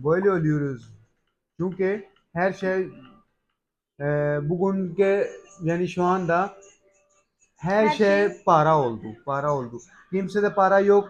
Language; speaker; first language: Turkish; non-native, learner; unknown